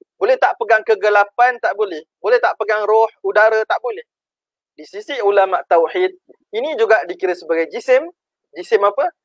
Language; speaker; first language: Malay; native; Malay